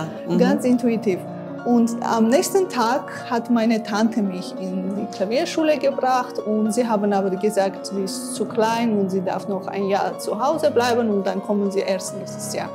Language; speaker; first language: German; non-native, fluent; Armenian